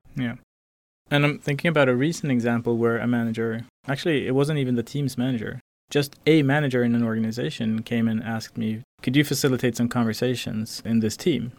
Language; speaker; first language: English; non-native, fluent; Swedish